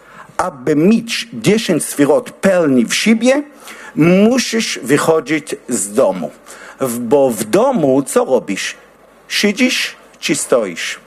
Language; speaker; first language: Polish; non-native, learner; Hebrew